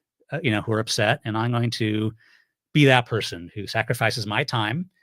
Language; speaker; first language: English; native; English